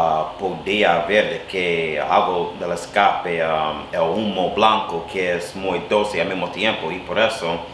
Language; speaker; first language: Spanish; non-native, learner; English